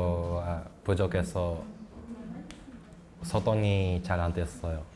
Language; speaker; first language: Korean; non-native, learner; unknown